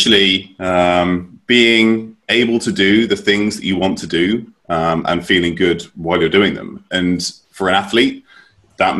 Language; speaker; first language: English; native; English